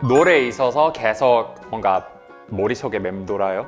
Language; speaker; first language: Korean; non-native, fluent; English